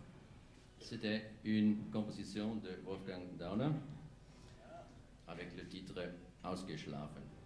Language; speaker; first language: French; non-native, learner; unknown